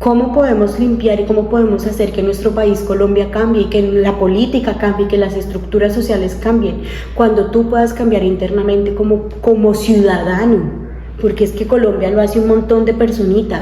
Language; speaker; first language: Spanish; native; Spanish